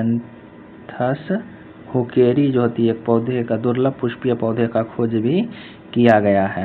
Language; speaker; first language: Hindi; native; Hindi